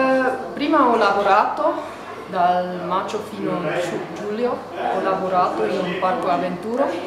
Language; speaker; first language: Italian; non-native, learner; German